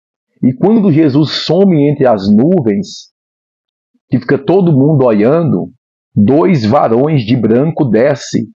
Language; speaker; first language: Portuguese; native; Portuguese